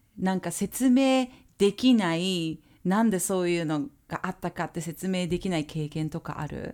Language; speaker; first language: Japanese; early bilingual, other home language; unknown